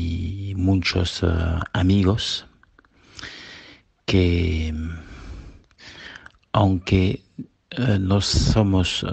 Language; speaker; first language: Spanish; early bilingual, heritage; Spanish